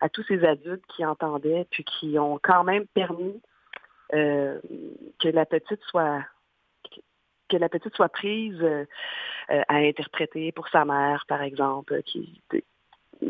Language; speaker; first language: French; native; French